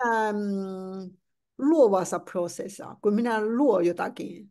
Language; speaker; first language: Finnish; non-native, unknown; Chinese